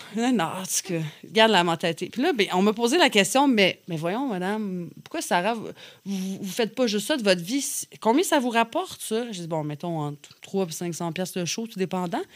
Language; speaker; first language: French; native; French